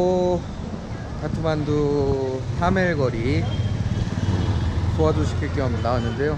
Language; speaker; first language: Korean; native; Korean